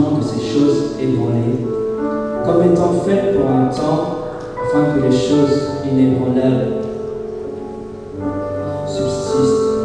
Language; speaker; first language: French; non-native, fluent; Chinese